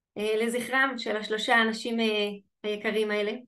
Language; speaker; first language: Hebrew; native; Hebrew